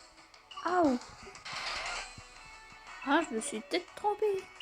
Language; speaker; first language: French; native; French